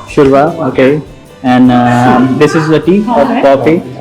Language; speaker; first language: English; non-native, local second language; Hindi